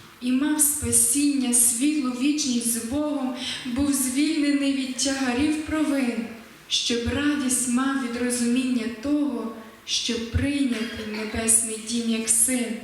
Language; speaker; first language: Ukrainian; native; Ukrainian